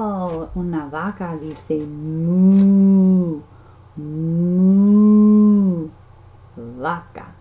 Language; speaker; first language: Spanish; non-native, learner; English